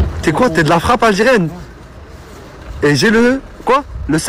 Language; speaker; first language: French; native; French